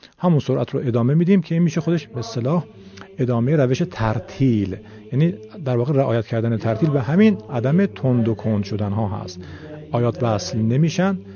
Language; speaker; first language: Persian; native; Persian